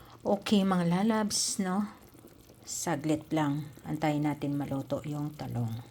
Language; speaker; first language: Filipino; native; Filipino